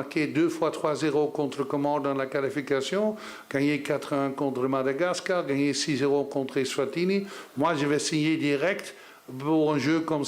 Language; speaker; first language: French; non-native, learner; Dutch